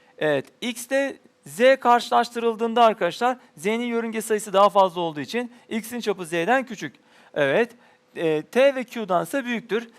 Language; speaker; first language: Turkish; native; Turkish